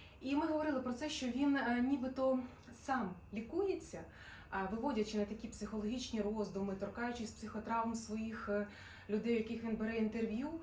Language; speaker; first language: Ukrainian; non-native, local second language; Russian